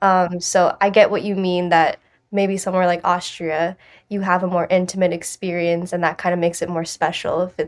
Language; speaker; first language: English; native; English